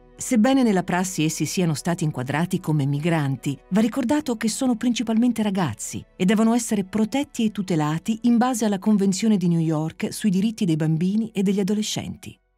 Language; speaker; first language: Italian; native; Italian